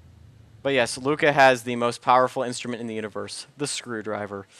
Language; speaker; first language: English; native; English